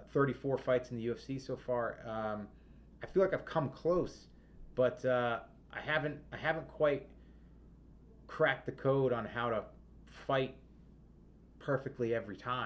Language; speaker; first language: English; native; English